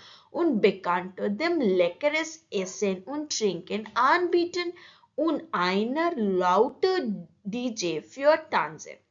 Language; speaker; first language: German; non-native, learner; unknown